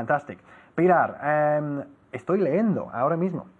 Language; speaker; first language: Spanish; non-native, fluent; English